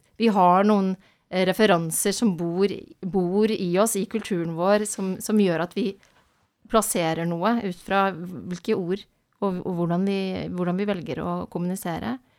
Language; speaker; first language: Norwegian; native; Norwegian